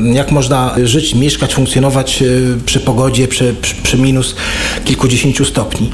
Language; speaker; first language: Polish; non-native, fluent; Arabic